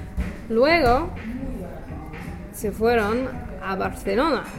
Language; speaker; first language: Spanish; non-native, learner; English